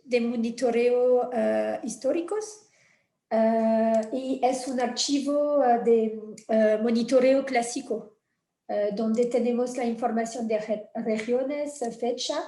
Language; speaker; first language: Spanish; non-native, fluent; French